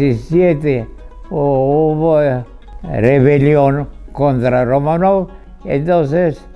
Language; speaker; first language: Spanish; non-native, fluent; Georgian